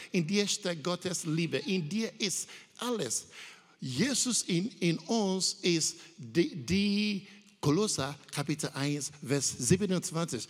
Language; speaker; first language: German; non-native, learner; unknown